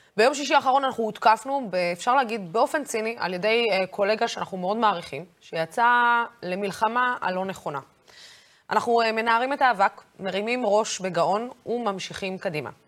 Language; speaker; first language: Hebrew; non-native, local second language; Arabic